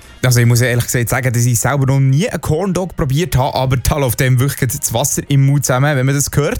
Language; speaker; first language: German; native; German